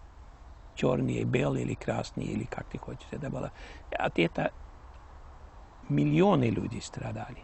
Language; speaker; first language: Russian; early bilingual, heritage; Russian